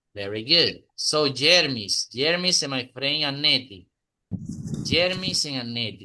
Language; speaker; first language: English; non-native, fluent; Spanish